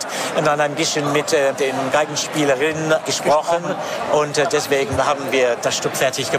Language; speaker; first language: German; non-native, fluent; English